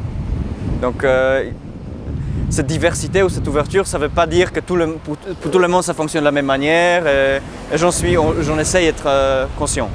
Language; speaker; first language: French; non-native, fluent; Polish